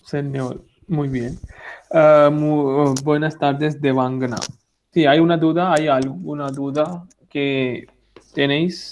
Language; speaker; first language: Spanish; non-native, fluent; Hindi